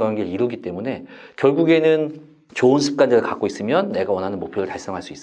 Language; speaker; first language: Korean; native; Korean